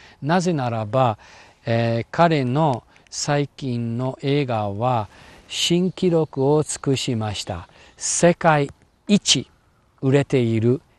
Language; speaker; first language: Japanese; non-native, fluent; English